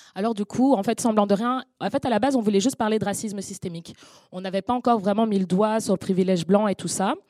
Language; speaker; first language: French; native; French